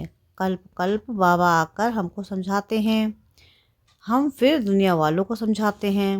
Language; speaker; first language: Hindi; native; Hindi